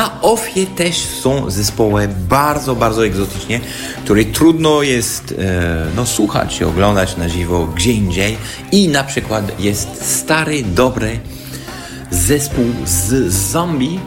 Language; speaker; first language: Polish; non-native, fluent; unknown